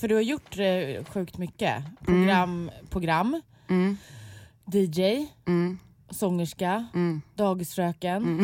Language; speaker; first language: Swedish; native; Swedish